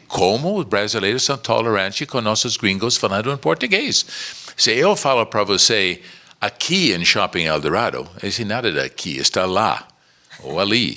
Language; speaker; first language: Portuguese; non-native, learner; English